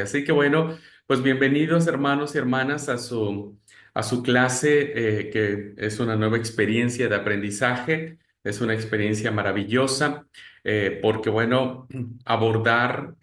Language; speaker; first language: Spanish; native; Spanish